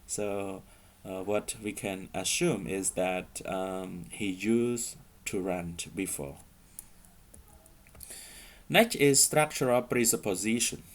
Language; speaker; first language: English; non-native, fluent; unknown